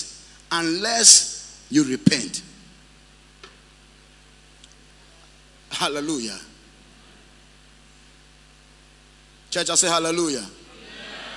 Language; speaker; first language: English; non-native, local second language; Ewe